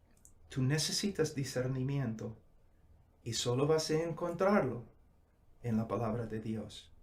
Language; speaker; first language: Spanish; non-native, fluent; English